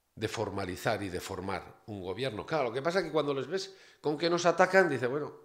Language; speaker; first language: Spanish; native; Spanish